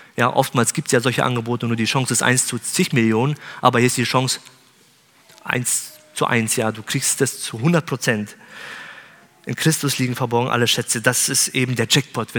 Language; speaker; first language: German; native; German